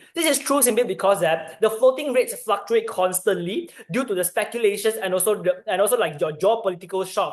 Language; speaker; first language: English; non-native, learner; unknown